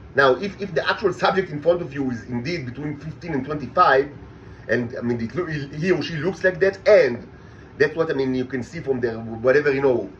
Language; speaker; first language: English; non-native, fluent; Hebrew